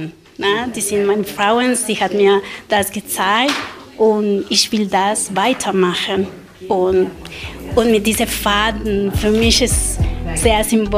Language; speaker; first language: German; non-native, learner; Spanish